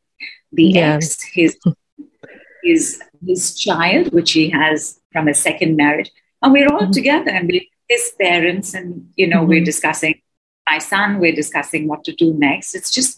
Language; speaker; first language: English; non-native, local second language; Hindi